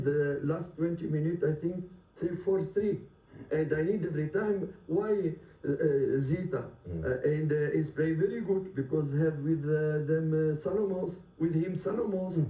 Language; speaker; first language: English; non-native, learner; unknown